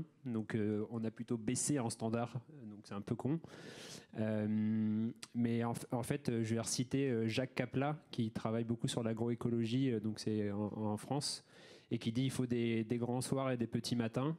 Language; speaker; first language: French; native; French